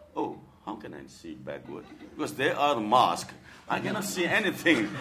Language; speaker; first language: English; non-native, learner; Burmese